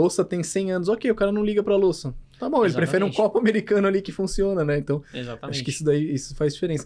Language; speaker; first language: Portuguese; native; Portuguese